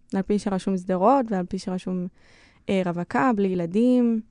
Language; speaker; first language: Hebrew; native; Hebrew